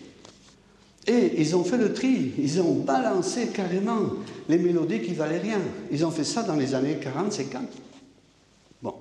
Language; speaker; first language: French; native; French